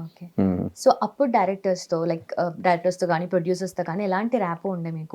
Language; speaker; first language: Telugu; native; Telugu